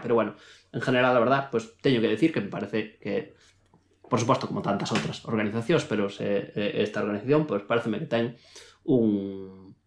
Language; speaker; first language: Spanish; non-native, local second language; Galician